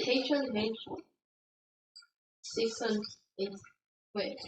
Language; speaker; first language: English; native; English